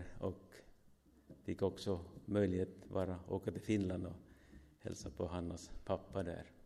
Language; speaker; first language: Swedish; non-native, fluent; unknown